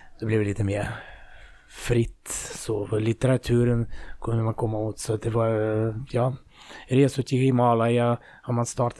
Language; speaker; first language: Swedish; non-native, fluent; Russian